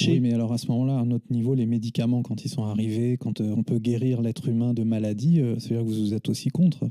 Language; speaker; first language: French; native; French